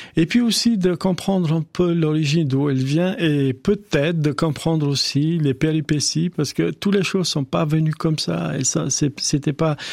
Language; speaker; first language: French; non-native, fluent; Albanian